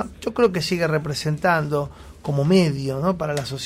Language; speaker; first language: Spanish; native; Spanish